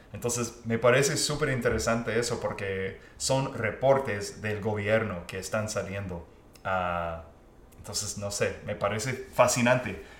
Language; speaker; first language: Spanish; non-native, fluent; English